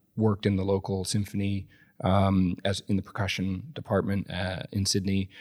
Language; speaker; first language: English; native; English